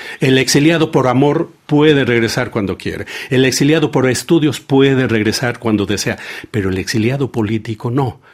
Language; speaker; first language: Spanish; native; Spanish